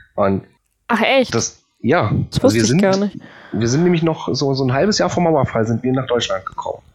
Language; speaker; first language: German; early bilingual, other home language; Polish